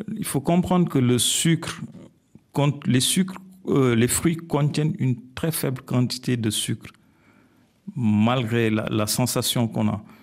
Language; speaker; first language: French; non-native, local second language; Wolof